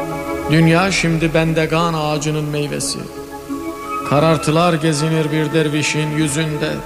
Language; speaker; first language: Turkish; native; Turkish